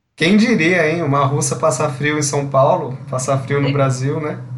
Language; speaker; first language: Portuguese; native; Portuguese